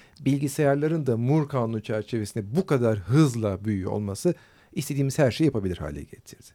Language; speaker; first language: Turkish; native; Turkish